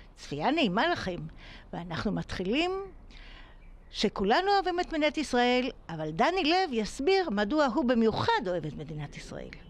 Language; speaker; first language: Hebrew; native; Hebrew